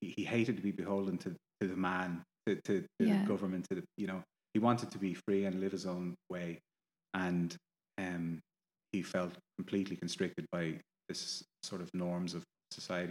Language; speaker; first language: English; native; English